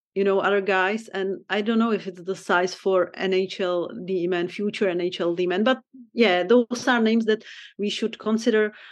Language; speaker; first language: English; non-native, fluent; Czech